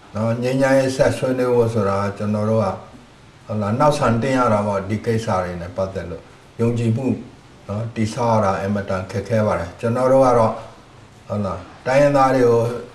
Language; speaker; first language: Burmese; non-native, local second language; Karen languages